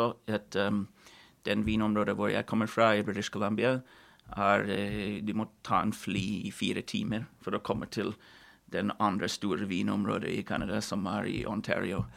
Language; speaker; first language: Norwegian; non-native, fluent; English